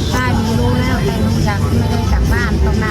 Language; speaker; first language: Thai; non-native, learner; Khmer